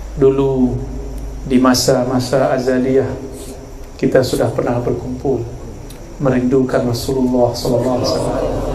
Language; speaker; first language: Malay; non-native, local second language; Minangkabau